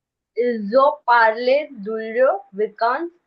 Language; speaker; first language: French; non-native, learner; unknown